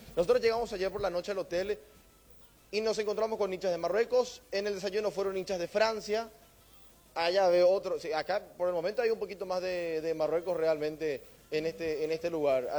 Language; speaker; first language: Spanish; native; Spanish